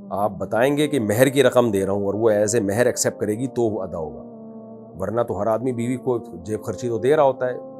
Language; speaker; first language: Urdu; native; Urdu